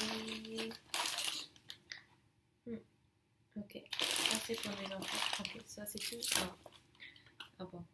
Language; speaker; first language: French; non-native, learner; English